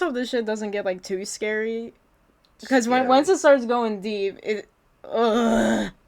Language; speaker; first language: English; native; English